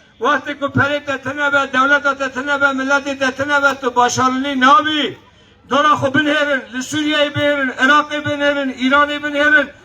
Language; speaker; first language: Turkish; non-native, local second language; Kurdish